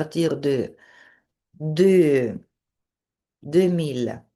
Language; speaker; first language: French; non-native, fluent; Russian